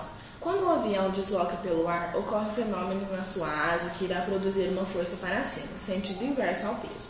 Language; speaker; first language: Portuguese; native; Portuguese